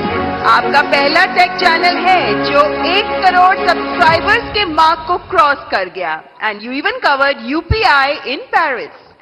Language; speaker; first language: Hindi; native; Hindi